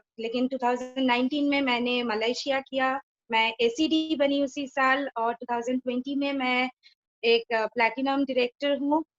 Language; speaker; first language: Hindi; non-native, local second language; Bangla